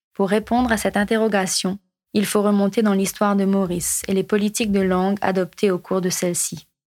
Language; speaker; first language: French; non-native, local second language; Morisyen